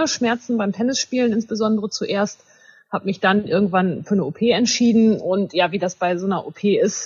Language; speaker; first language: German; native; German